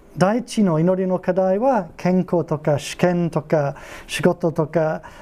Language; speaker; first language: Japanese; non-native, fluent; English